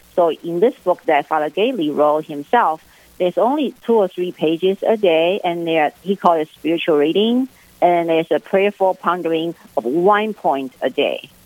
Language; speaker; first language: English; non-native, fluent; Chinese